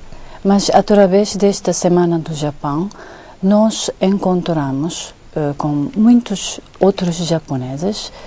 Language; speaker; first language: Portuguese; non-native, fluent; Japanese